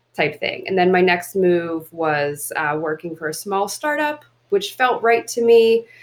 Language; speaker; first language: English; native; English